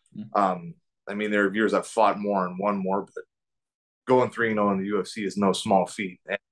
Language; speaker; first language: English; native; English